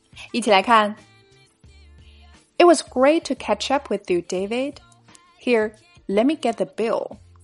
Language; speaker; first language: English; non-native, fluent; Chinese